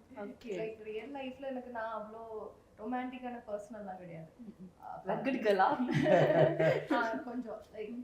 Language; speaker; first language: Tamil; non-native, fluent; Malayalam